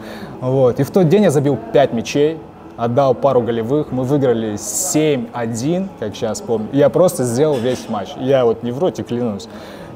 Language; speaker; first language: Russian; native; Russian